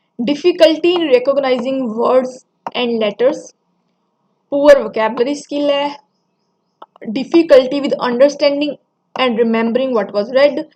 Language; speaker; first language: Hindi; non-native, local second language; Punjabi